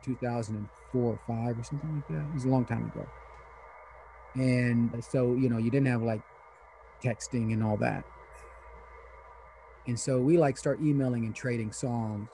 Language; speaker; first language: English; early bilingual, other home language; Pennsylvania German